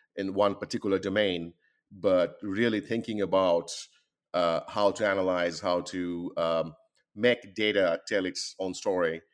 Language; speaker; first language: English; non-native, local second language; Bangla